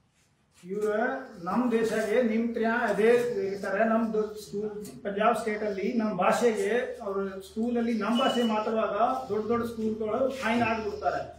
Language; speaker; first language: Kannada; non-native, learner; Punjabi